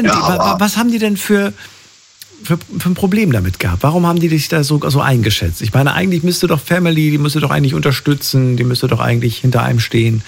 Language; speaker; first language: German; native; German